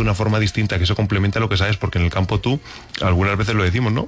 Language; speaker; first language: Spanish; native; Spanish